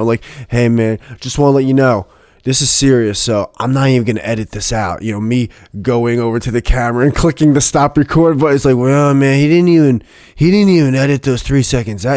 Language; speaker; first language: English; native; English